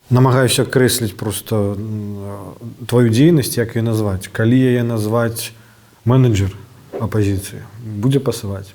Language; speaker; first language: Belarusian; non-native, local second language; Russian